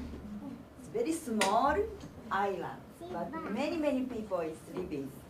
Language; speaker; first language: English; non-native, learner; Japanese